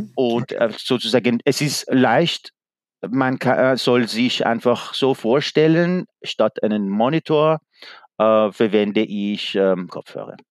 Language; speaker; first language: German; non-native, fluent; Persian